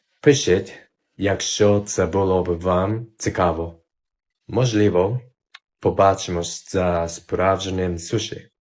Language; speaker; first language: Ukrainian; non-native, fluent; Japanese